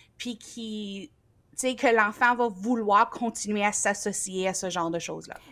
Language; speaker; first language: French; native; French